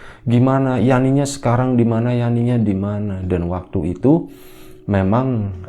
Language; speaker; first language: Indonesian; native; Indonesian